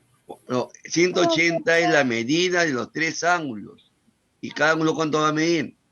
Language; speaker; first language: Spanish; native; Spanish